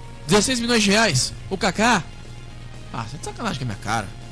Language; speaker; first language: Portuguese; native; Portuguese